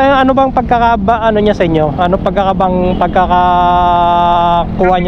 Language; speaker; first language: Filipino; native; Filipino